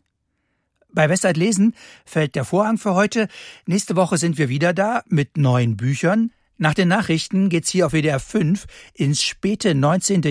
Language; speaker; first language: German; native; German